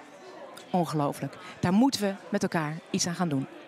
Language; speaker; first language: Dutch; native; Dutch